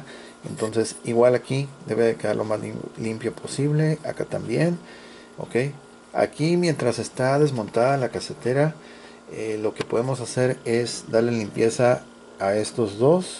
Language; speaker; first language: Spanish; native; Spanish